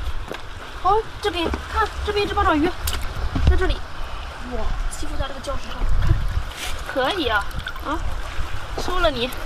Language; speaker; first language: Chinese; native; Chinese